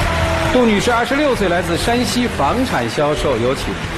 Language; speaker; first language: Chinese; native; Chinese